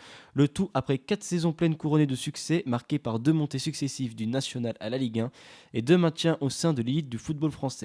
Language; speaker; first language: French; native; French